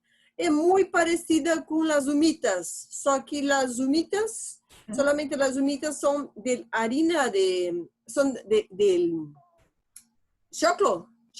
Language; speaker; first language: Spanish; non-native, learner; Portuguese